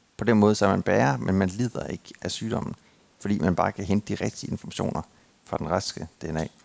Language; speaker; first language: Danish; native; Danish